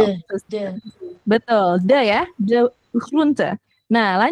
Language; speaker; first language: Dutch; non-native, fluent; Indonesian